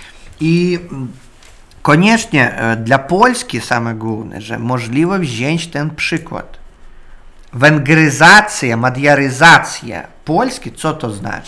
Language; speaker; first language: Polish; non-native, learner; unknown